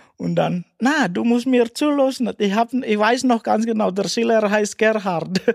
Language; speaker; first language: German; non-native, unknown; Indonesian